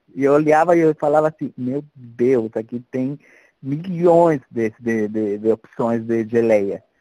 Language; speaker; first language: Portuguese; non-native, fluent; Spanish